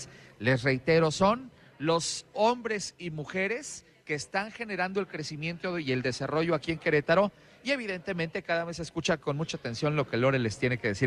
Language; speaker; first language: Spanish; native; Spanish